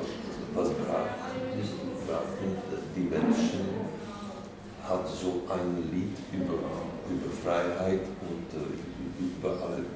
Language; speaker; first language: German; non-native, learner; Czech